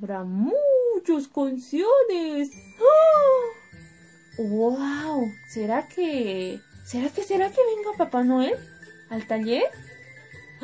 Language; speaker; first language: Spanish; native; Spanish